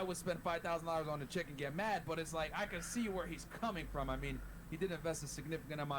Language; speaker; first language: English; native; English